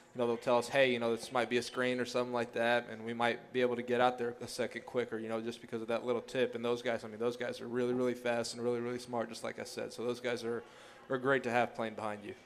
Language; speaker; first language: English; early bilingual, other home language; Greek